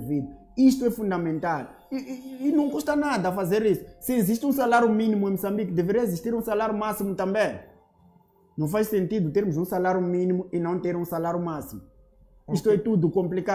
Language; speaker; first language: Portuguese; native; Portuguese